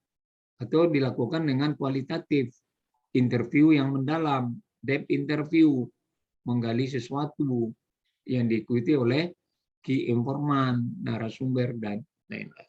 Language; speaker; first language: Indonesian; native; Indonesian